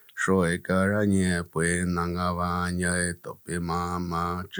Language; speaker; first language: English; native; English